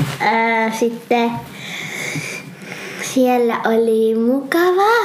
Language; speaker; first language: Finnish; early bilingual, other home language; Spanish